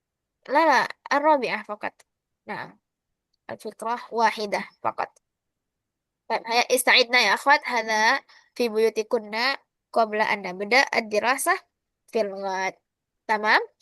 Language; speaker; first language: Arabic; non-native, fluent; Indonesian